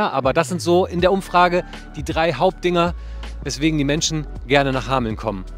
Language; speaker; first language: German; native; German